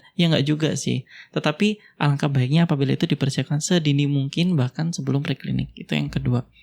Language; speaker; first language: Indonesian; native; Indonesian